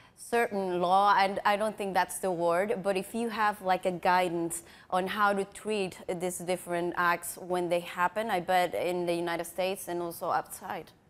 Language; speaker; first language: English; non-native, fluent; Spanish